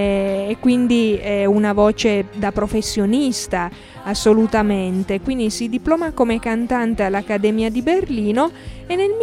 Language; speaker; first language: Italian; native; Italian